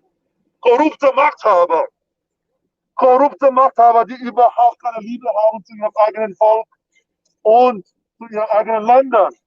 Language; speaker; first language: German; non-native, fluent; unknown